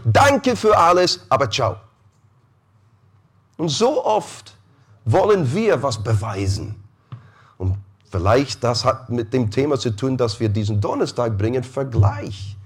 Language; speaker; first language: German; non-native, fluent; English